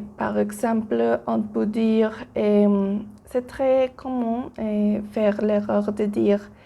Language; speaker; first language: French; non-native, learner; Spanish